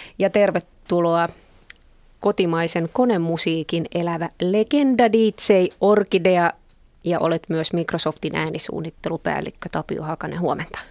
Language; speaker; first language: Finnish; native; Finnish